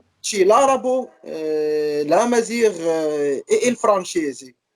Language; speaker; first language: Italian; non-native, learner; Arabic